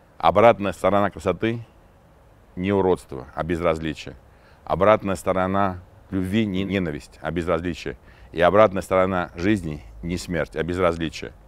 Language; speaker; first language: Russian; non-native, local second language; Armenian